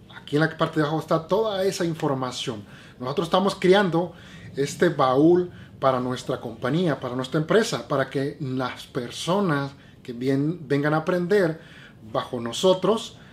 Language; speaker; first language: Spanish; native; Spanish